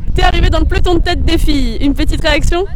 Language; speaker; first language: French; native; French